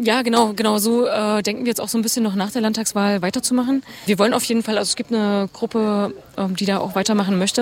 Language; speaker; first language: German; native; German